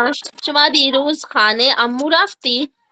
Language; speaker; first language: Persian; non-native, learner; Urdu